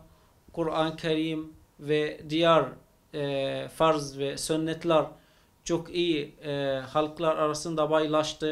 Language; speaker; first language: Turkish; non-native, fluent; Arabic